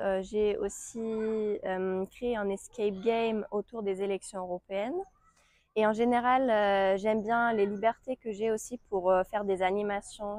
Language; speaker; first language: French; non-native, fluent; German